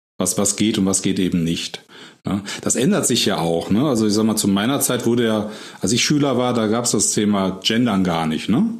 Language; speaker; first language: German; native; German